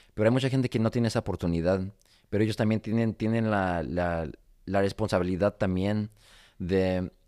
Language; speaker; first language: Spanish; early bilingual, heritage; Spanish